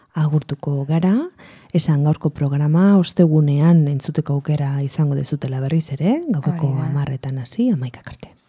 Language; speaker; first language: Basque; native; Basque